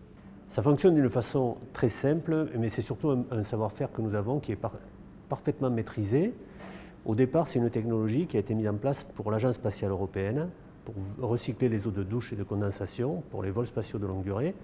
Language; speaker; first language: French; native; French